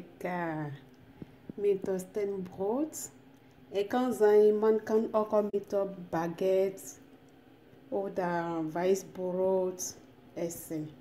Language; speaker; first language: German; non-native, learner; French